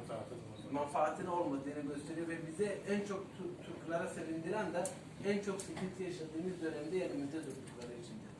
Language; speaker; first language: Turkish; non-native, fluent; Somali